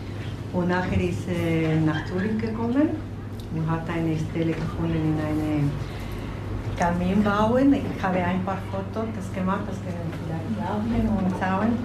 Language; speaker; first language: German; non-native, learner; Spanish